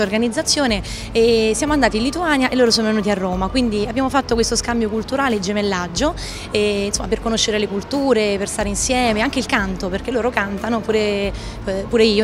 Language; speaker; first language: Italian; native; Italian